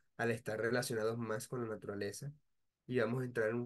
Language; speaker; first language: Spanish; native; Spanish